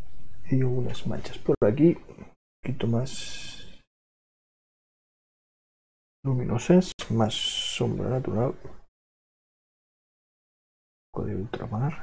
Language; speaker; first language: Spanish; non-native, local second language; Catalan